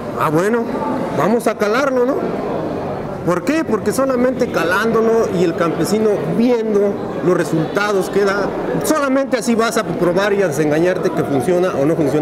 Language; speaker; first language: Spanish; native; Spanish